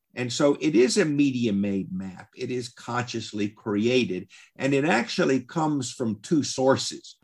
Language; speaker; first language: English; native; English